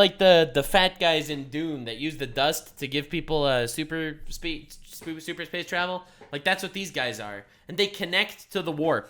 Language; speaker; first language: English; native; English